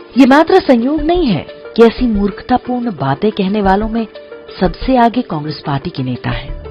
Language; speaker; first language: Hindi; native; Hindi